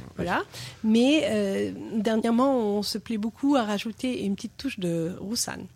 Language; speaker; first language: French; non-native, fluent; English